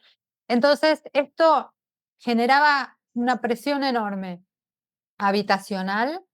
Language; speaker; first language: Spanish; native; Spanish